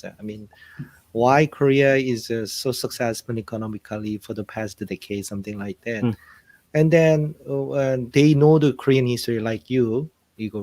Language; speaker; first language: English; non-native, fluent; Korean